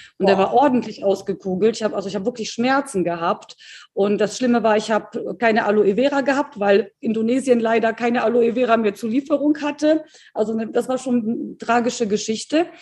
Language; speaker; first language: German; early bilingual, other home language; Polish